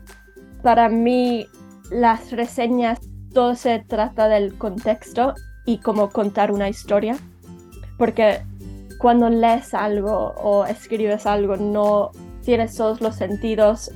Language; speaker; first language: Spanish; early bilingual, heritage; Spanish